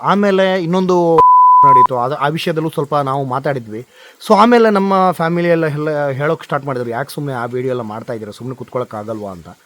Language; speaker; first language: Kannada; non-native, local second language; Konkani